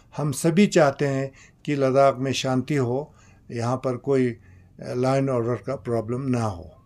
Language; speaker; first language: Hindi; non-native, local second language; Ladakhi